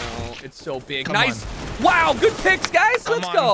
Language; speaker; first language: English; native; English